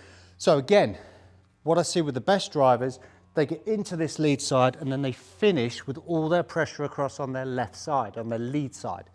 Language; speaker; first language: English; native; English